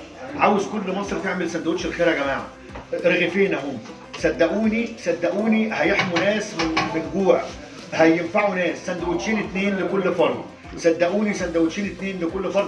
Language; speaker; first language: Arabic; native; Arabic